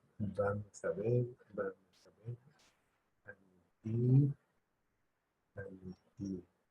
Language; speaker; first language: Spanish; native; Spanish